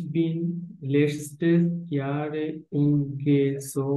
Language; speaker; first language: German; non-native, learner; Bangla